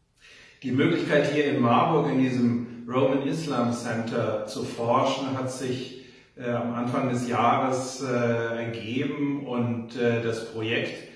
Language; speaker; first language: German; native; German